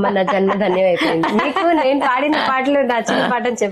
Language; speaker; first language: Telugu; native; Telugu